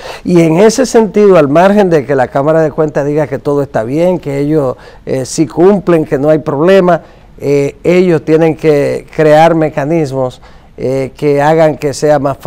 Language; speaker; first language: Spanish; native; Spanish